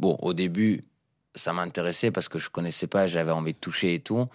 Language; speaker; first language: French; non-native, fluent; Persian